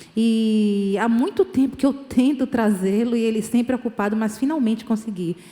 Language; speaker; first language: Portuguese; native; Portuguese